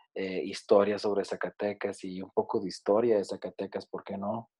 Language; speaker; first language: Spanish; native; Spanish